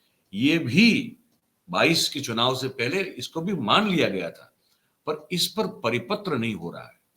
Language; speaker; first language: Hindi; non-native, local second language; Gujarati